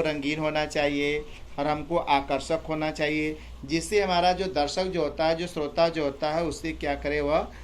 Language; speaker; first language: Hindi; native; Hindi